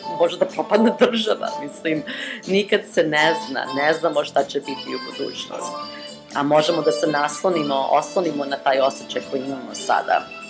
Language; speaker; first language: Serbian; early bilingual, heritage; Serbian